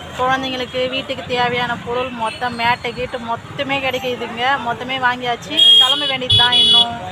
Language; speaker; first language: Tamil; native; Tamil